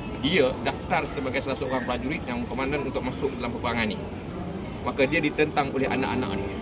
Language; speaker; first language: Malay; native; Malay